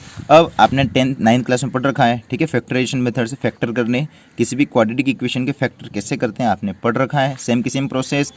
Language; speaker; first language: Hindi; native; Hindi